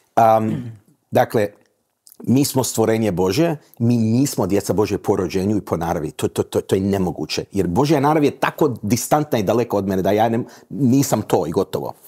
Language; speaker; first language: Croatian; early bilingual, heritage; Croatian